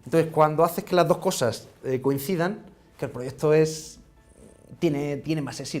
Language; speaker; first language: Spanish; native; Spanish